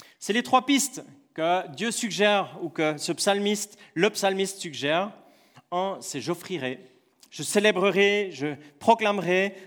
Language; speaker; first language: French; native; French